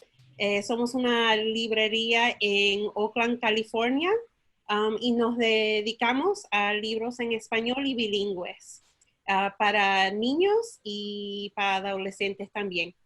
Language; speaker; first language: Spanish; early bilingual, heritage; Spanish